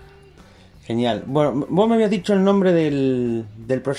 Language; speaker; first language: Spanish; native; Spanish